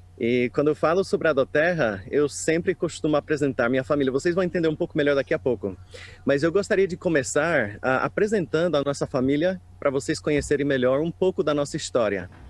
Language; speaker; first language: Portuguese; non-native, fluent; English